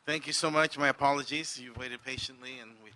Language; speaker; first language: English; native; English